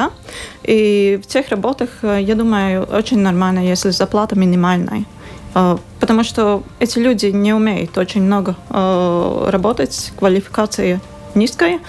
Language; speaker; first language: Russian; non-native, local second language; Latvian